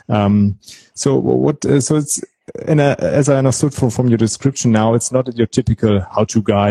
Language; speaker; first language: English; non-native, fluent; German